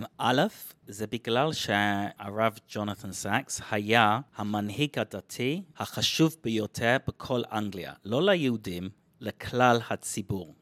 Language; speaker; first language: Hebrew; non-native, fluent; English